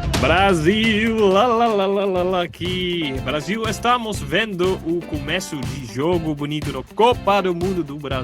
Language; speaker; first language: Portuguese; non-native, fluent; Dutch